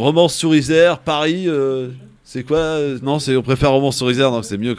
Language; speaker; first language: French; native; French